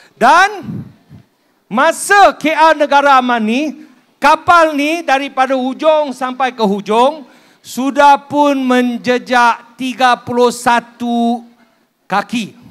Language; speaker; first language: Malay; non-native, local second language; Min Nan Chinese